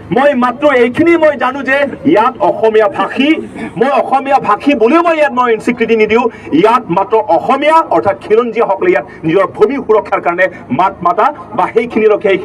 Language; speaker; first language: Assamese; non-native, local second language; Karbi